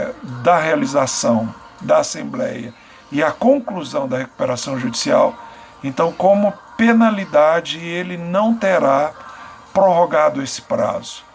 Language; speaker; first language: Portuguese; native; Portuguese